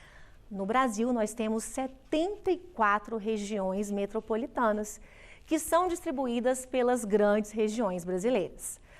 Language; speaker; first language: Portuguese; native; Portuguese